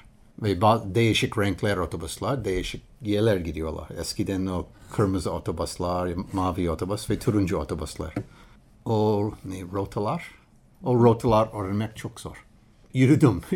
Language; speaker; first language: Turkish; non-native, learner; English